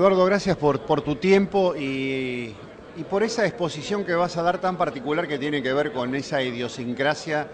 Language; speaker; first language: Spanish; native; Spanish